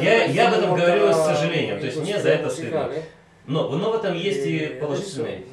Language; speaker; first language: Russian; native; Russian